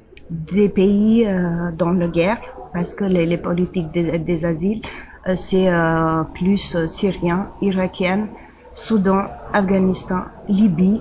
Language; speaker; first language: French; non-native, fluent; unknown